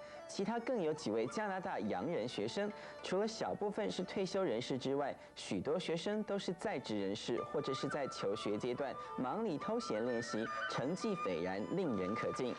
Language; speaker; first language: Chinese; native; Chinese